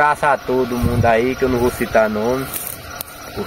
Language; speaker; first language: Portuguese; native; Portuguese